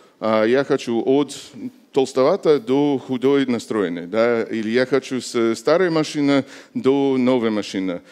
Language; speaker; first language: Russian; non-native, fluent; English